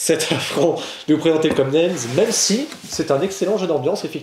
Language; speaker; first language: French; native; French